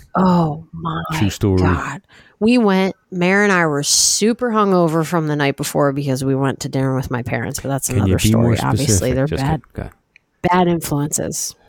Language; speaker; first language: English; native; English